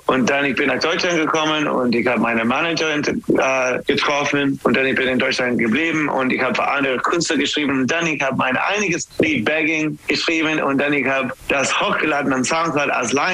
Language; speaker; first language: German; non-native, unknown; English